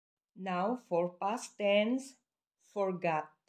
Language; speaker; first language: English; non-native, local second language; Filipino